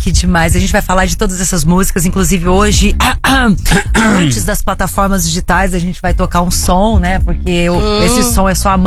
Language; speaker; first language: Portuguese; native; Portuguese